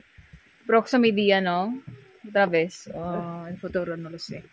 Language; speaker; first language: Spanish; non-native, learner; Filipino